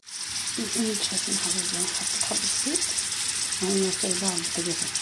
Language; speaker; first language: Arabic; native; Arabic